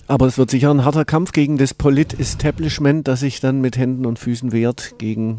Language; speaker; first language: German; native; German